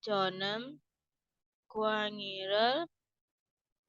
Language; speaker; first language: Korean; non-native, learner; Indonesian